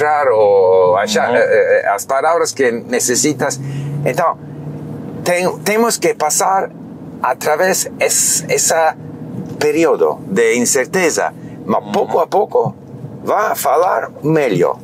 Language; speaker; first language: Portuguese; non-native, fluent; English